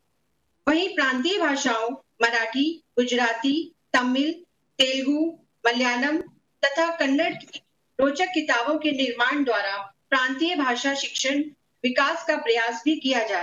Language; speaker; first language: Hindi; native; Hindi